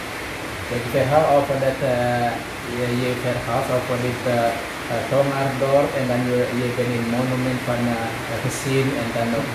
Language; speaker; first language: Dutch; non-native, learner; Indonesian